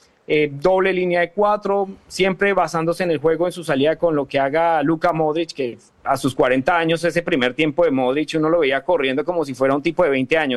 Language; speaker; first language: Spanish; native; Spanish